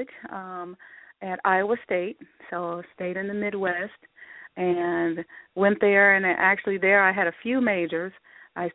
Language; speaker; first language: English; native; English